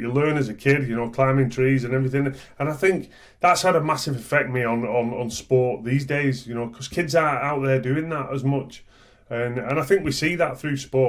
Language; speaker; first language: English; native; English